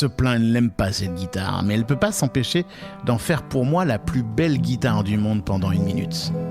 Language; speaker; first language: French; native; French